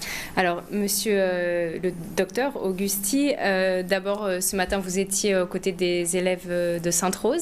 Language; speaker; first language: French; native; French